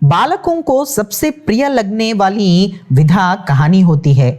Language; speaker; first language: Hindi; non-native, local second language; Telugu